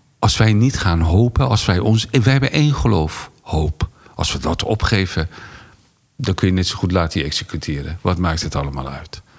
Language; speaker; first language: Dutch; non-native, fluent; Persian